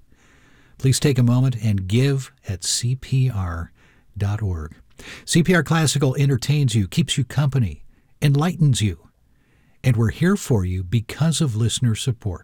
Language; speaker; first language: English; native; English